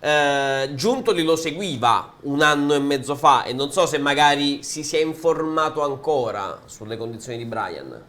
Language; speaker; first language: Italian; native; Italian